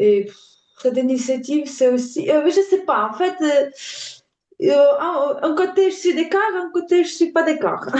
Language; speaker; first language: French; non-native, learner; Ukrainian